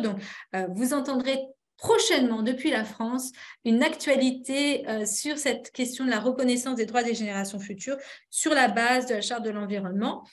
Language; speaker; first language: French; native; French